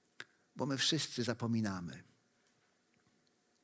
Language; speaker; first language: Polish; native; Polish